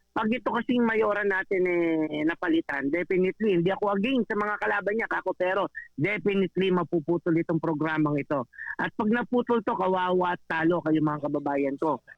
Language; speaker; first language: Filipino; non-native, local second language; Pampanga